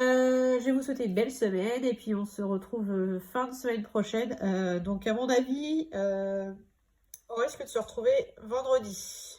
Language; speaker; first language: French; native; French